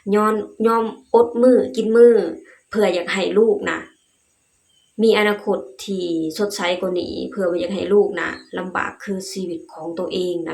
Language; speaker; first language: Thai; non-native, local second language; Lao